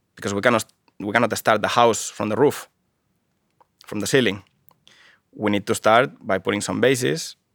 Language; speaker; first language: English; non-native, fluent; Spanish